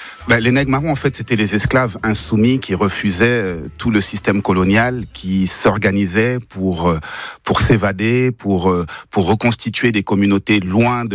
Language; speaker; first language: French; native; French